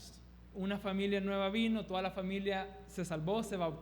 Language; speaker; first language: Spanish; native; Spanish